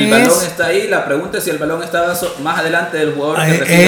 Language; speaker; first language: Spanish; native; Spanish